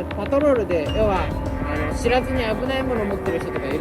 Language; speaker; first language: Japanese; native; Japanese